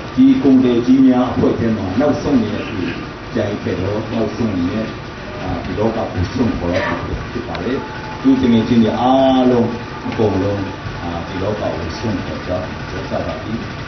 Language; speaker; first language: Burmese; non-native, local second language; Hakha Chin